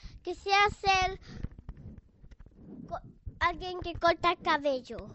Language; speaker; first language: Spanish; early bilingual, heritage; Spanish